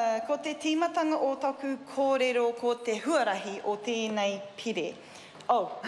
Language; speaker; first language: Māori; non-native, learner; English